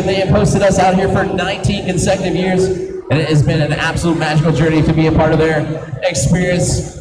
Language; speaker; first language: English; native; English